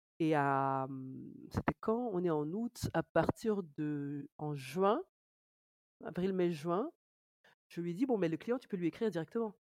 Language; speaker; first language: French; native; French